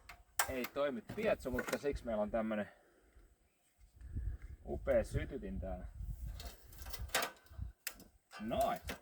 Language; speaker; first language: Finnish; native; Finnish